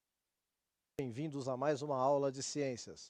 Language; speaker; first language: Portuguese; native; Portuguese